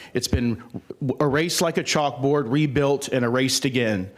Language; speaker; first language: English; native; English